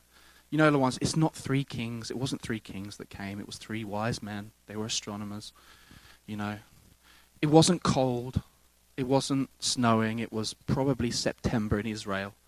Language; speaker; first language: English; native; English